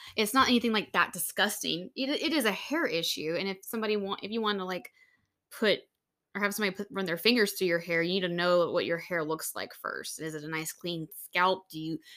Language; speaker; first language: English; native; English